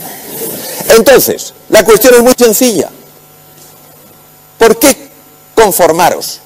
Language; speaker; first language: Spanish; native; Spanish